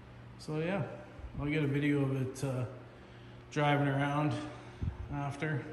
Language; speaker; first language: English; native; English